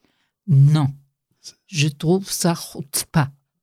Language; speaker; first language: French; non-native, learner; Hebrew